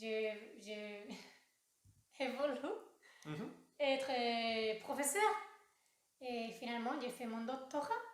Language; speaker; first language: French; non-native, learner; Spanish